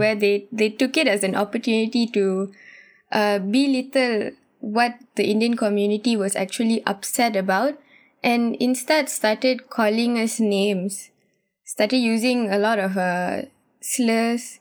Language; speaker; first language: English; non-native, local second language; Tamil